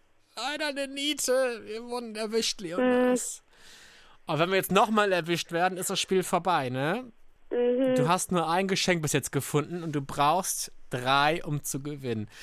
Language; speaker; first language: German; native; German